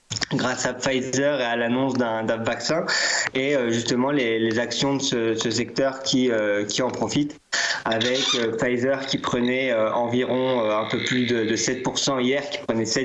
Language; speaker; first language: French; native; French